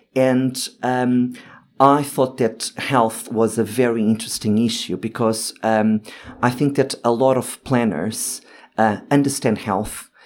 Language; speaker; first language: English; non-native, fluent; Portuguese